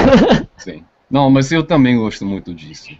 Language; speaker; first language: Portuguese; non-native, fluent; English